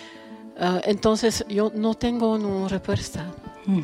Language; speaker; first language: Spanish; non-native, learner; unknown